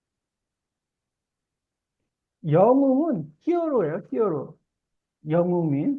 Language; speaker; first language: Korean; native; Korean